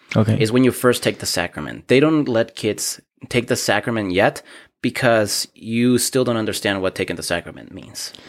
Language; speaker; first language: English; early bilingual, other home language; Spanish